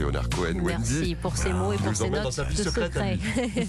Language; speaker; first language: French; native; French